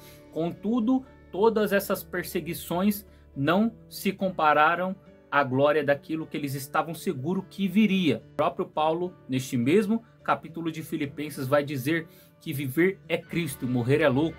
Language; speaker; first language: Portuguese; native; Portuguese